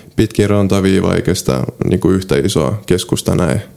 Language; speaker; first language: Finnish; early bilingual, other home language; Polish